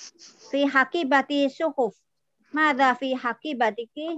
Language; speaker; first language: Arabic; non-native, learner; Indonesian